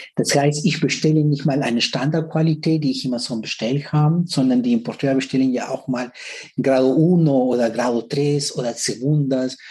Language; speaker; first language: German; non-native, fluent; Spanish